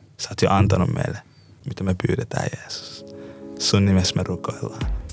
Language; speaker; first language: Finnish; native; Finnish